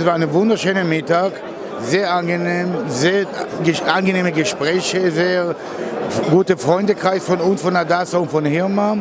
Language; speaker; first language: German; non-native, fluent; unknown